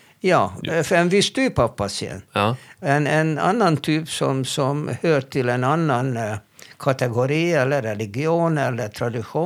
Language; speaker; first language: Swedish; non-native, fluent; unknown